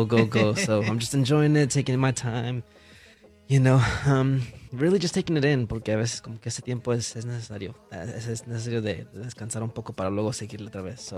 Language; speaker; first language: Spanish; early bilingual, heritage; Spanish